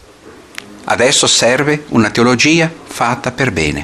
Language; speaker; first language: Italian; non-native, fluent; Portuguese